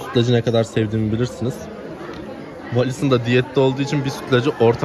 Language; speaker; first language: Turkish; native; Turkish